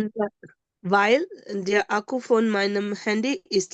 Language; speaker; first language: German; non-native, learner; Urdu